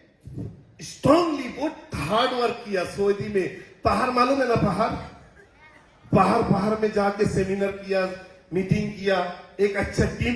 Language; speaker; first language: Hindi; non-native, learner; Bangla